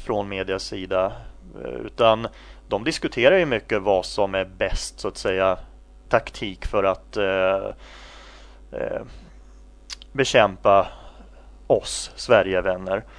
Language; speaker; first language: Swedish; native; Swedish